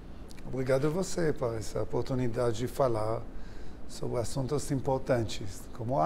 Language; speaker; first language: Portuguese; non-native, learner; Hebrew